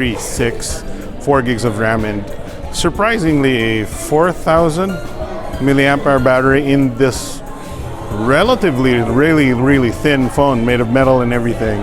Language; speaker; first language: English; non-native, local second language; Filipino